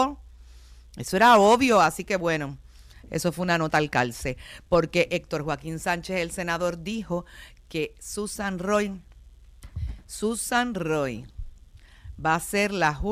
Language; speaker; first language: Spanish; native; Spanish